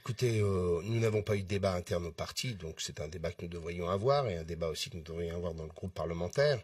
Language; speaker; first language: French; native; French